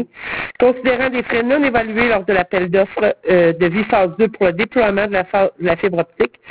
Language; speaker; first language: French; native; French